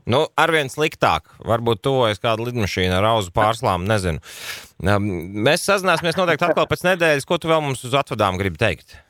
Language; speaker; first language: Latvian; native; Latvian